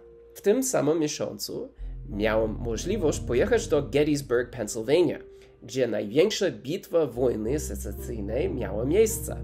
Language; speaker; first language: Polish; non-native, learner; English